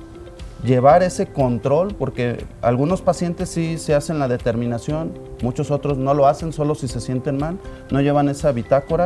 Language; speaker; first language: Spanish; native; Spanish